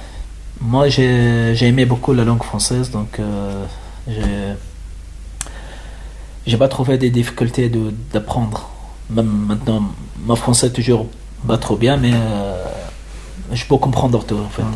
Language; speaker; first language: French; non-native, learner; Arabic